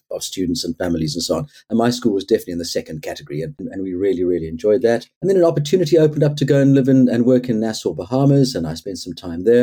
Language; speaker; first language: English; native; English